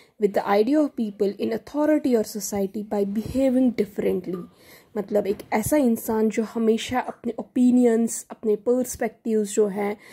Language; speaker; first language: Hindi; native; Hindi